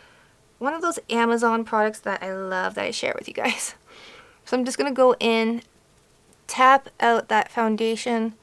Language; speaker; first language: English; native; English